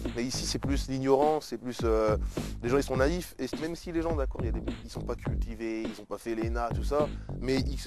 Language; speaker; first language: French; native; French